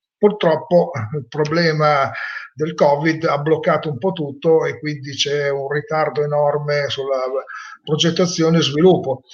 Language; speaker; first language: Italian; native; Italian